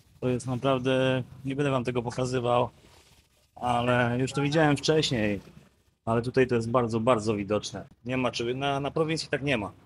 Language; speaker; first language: Polish; native; Polish